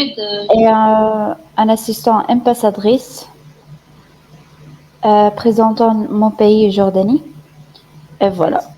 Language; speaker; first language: French; non-native, fluent; Arabic